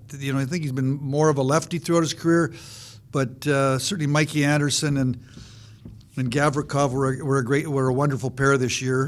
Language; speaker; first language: English; native; English